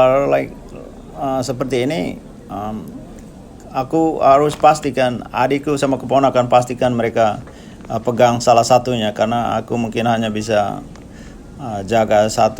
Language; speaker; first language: Indonesian; non-native, local second language; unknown